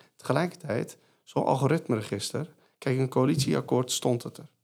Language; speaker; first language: Dutch; non-native, fluent; Persian